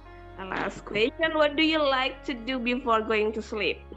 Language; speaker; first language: English; non-native, learner; Indonesian